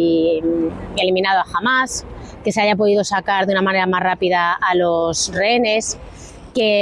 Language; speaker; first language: Spanish; native; Spanish